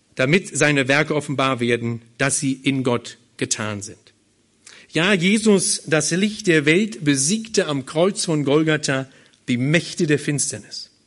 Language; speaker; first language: German; native; German